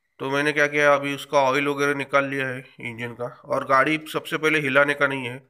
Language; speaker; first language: Hindi; non-native, local second language; Marathi